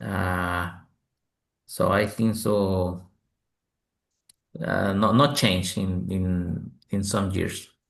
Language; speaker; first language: English; non-native, learner; Spanish